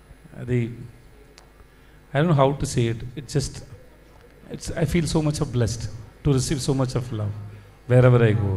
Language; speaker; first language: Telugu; non-native, learner; Tamil